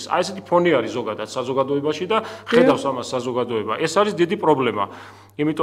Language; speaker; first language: Georgian; native; Georgian